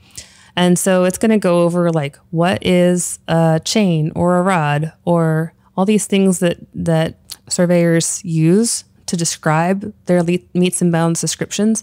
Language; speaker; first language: English; native; English